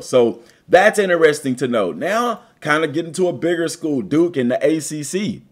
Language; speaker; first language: English; native; English